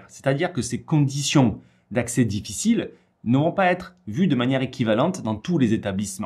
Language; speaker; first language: French; native; French